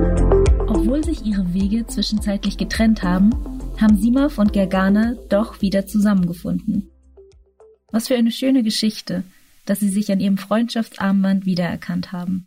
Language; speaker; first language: German; native; German